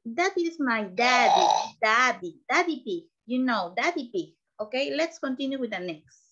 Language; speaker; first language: English; non-native, learner; Spanish